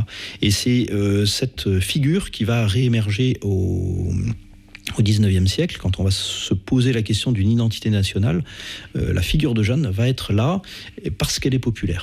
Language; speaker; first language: French; native; French